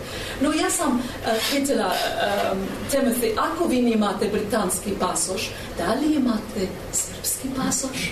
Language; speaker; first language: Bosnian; non-native, learner; English